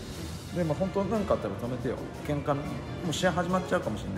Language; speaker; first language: Japanese; native; Japanese